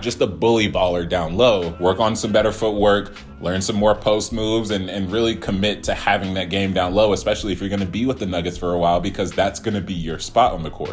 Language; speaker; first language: English; native; English